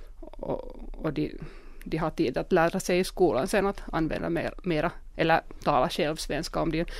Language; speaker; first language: Swedish; non-native, local second language; Finnish